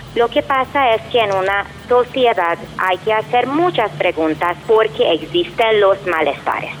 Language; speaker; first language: Spanish; non-native, fluent; Hungarian